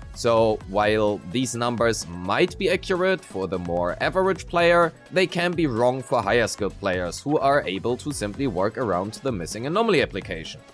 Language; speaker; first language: English; non-native, fluent; German